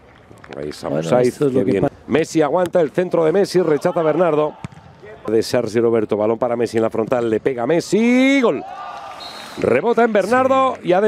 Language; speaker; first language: Spanish; native; Spanish